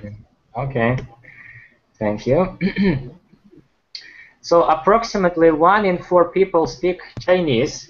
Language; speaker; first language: English; non-native, fluent; Ukrainian